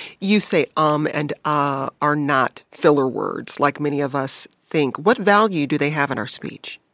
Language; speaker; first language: English; native; English